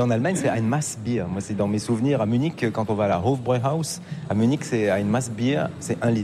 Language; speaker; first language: French; native; French